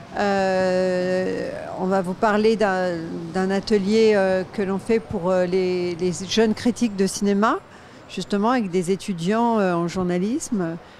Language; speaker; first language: French; native; French